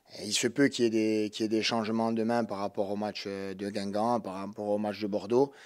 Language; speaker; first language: French; native; French